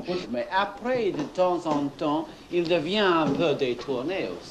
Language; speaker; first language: French; non-native, fluent; English